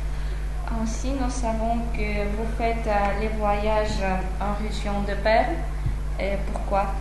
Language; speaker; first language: French; non-native, learner; Russian